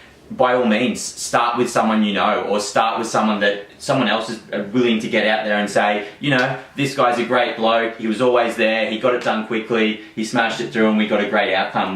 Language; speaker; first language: English; native; English